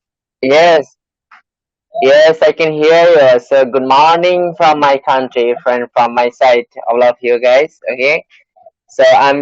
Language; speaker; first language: English; non-native, learner; Bangla